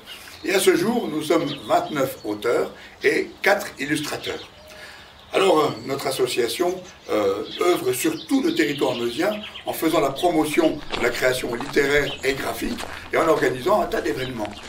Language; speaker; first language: French; native; French